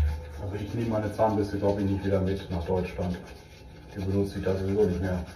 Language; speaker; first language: German; native; German